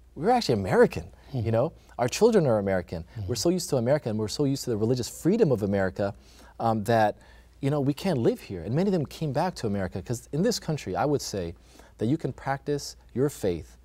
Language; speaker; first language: English; native; English